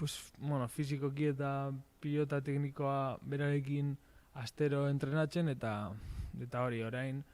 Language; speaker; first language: Basque; non-native, local second language; Spanish